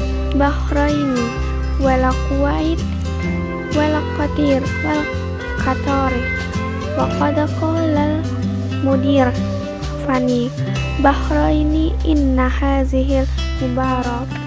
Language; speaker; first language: Arabic; non-native, learner; Indonesian